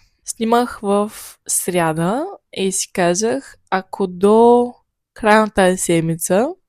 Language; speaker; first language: Bulgarian; native; Bulgarian